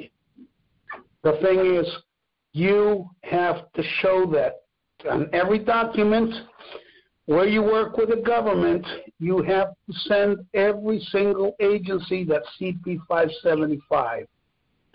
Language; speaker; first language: English; non-native, fluent; Spanish